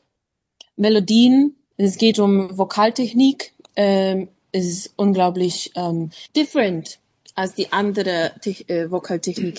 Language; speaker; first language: German; non-native, learner; English